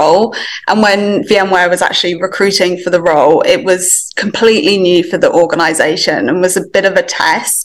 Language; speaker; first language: English; native; English